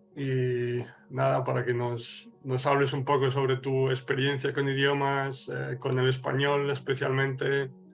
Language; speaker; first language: Spanish; native; Spanish